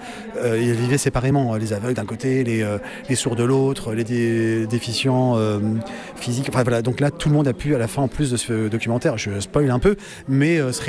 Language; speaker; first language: French; native; French